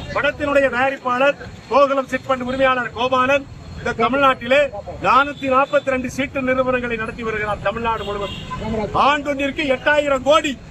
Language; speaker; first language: Tamil; native; Tamil